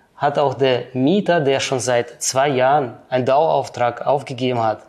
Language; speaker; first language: German; non-native, fluent; Russian